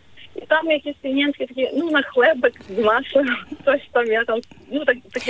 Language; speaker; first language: Polish; non-native, learner; Ukrainian